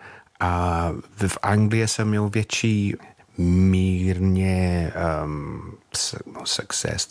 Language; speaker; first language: Czech; non-native, fluent; English